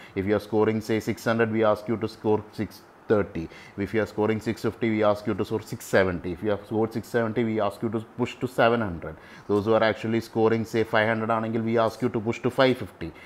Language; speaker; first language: English; non-native, local second language; Malayalam